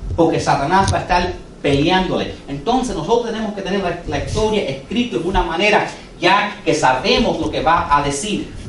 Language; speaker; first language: Spanish; early bilingual, heritage; English